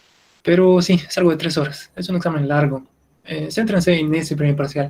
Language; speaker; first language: Spanish; native; Spanish